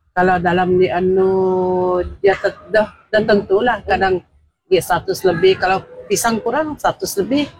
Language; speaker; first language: Malay; non-native, local second language; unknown